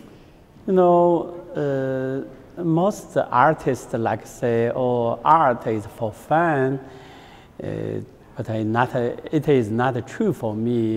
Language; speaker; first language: English; non-native, learner; Chinese